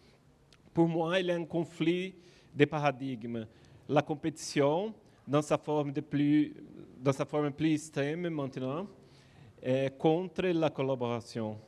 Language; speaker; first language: French; non-native, fluent; Portuguese